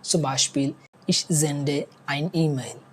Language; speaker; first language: German; non-native, fluent; Bangla